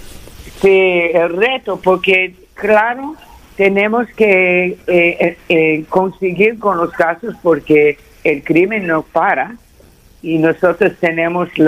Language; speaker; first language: Spanish; early bilingual, heritage; Spanish